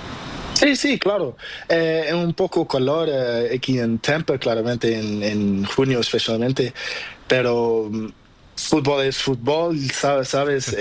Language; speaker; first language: Spanish; non-native, learner; Portuguese